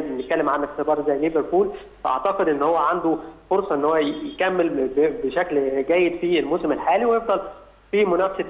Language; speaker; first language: Arabic; native; Arabic